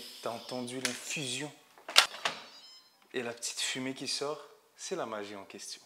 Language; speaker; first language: French; native; French